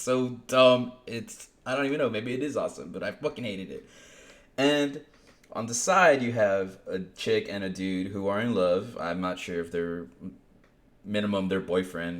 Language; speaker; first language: English; native; English